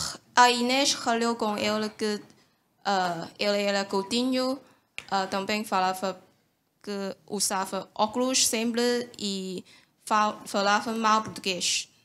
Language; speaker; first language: Portuguese; non-native, local second language; Cantonese